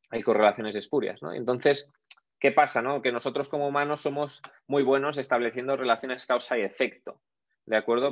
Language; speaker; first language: Spanish; native; Spanish